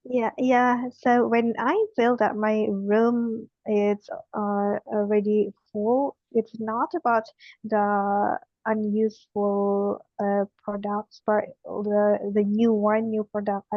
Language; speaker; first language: English; non-native, learner; Indonesian